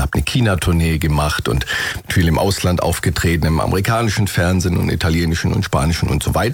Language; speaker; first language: German; native; German